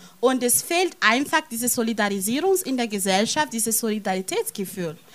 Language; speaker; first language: German; non-native, fluent; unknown